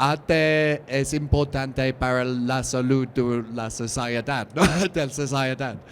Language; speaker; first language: Spanish; non-native, learner; English